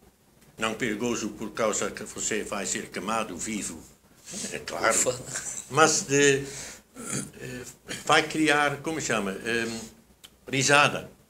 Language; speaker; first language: Portuguese; non-native, fluent; Dutch